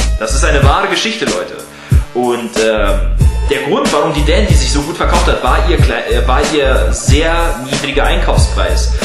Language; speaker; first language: German; early bilingual, other home language; Russian